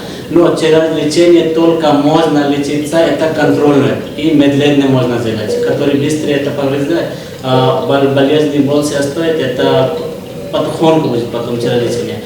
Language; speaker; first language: Russian; non-native, learner; Hindi